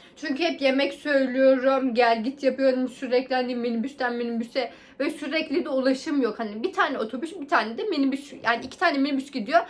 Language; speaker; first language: Turkish; native; Turkish